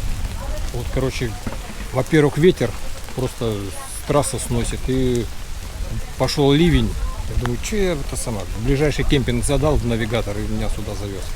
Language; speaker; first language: Russian; native; Russian